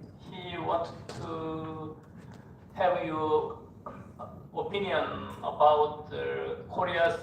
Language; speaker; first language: English; non-native, fluent; Korean